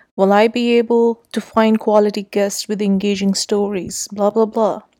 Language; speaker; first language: English; non-native, local second language; Urdu